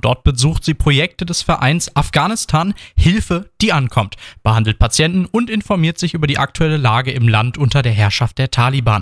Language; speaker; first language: German; native; German